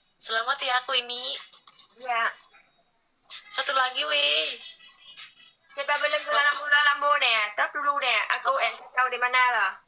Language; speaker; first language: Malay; non-native, learner; Vietnamese